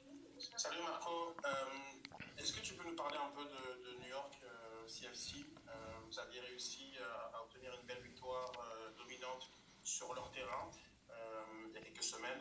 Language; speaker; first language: French; native; French